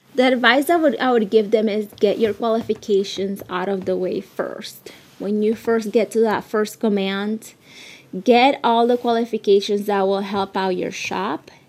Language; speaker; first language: English; early bilingual, other home language; Spanish